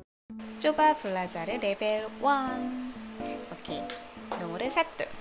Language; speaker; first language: Indonesian; non-native, learner; Korean